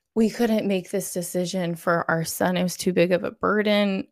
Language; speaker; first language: English; native; English